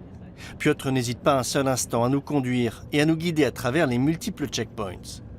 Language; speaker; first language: French; native; French